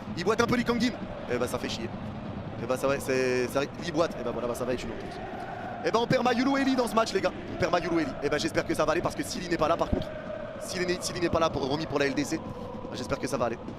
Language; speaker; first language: French; native; French